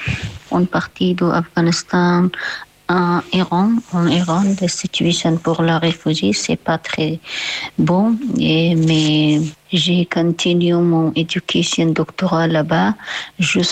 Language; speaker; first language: French; non-native, learner; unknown